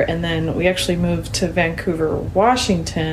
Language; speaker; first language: English; native; English